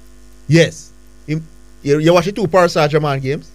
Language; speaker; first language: English; native; English